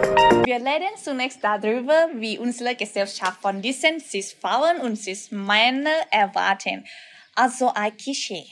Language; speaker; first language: German; non-native, learner; Thai